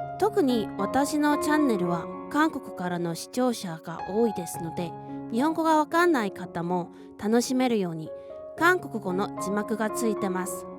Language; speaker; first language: Japanese; non-native, fluent; Korean